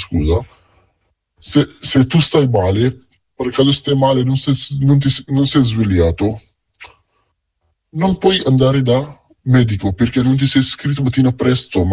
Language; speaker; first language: Italian; non-native, fluent; Arabic